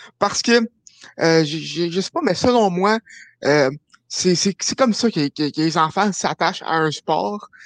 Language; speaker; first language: French; native; French